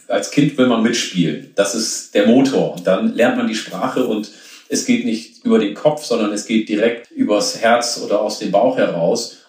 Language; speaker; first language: German; early bilingual, other home language; Oromo